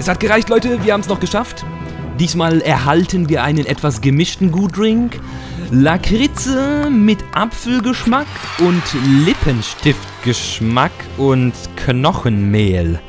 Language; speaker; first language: German; native; German